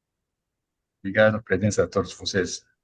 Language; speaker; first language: Portuguese; non-native, fluent; Japanese